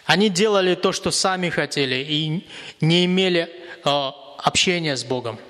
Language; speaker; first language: Russian; native; Russian